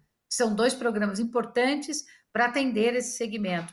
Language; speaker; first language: Portuguese; native; Portuguese